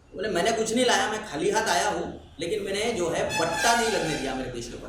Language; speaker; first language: Hindi; non-native, local second language; Marathi